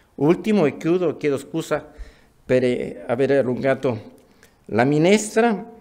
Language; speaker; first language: Italian; non-native, fluent; Spanish